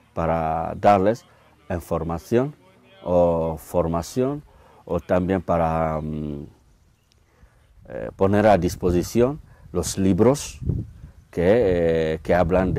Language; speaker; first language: Spanish; non-native, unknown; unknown